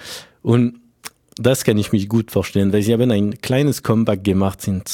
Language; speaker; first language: German; non-native, fluent; French